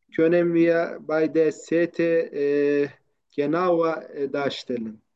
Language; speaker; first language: German; non-native, fluent; Turkish